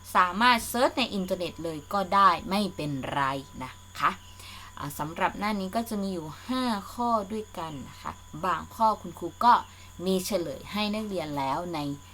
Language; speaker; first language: Thai; native; Thai